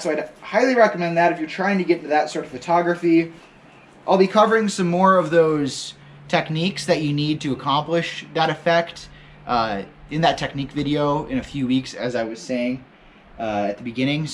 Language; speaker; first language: English; native; English